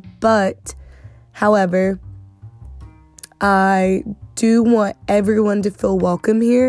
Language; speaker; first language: English; native; English